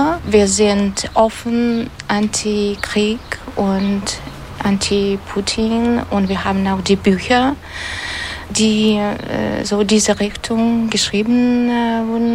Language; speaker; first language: German; non-native, learner; Russian